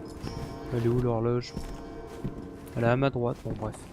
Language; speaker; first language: French; native; French